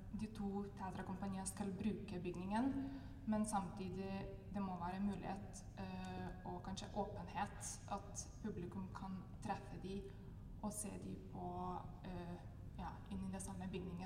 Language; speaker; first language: Norwegian; non-native, fluent; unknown